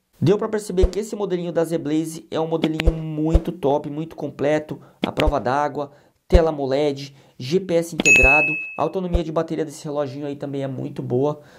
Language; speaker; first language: Portuguese; native; Portuguese